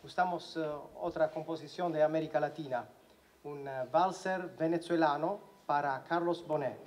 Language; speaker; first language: Spanish; non-native, learner; Italian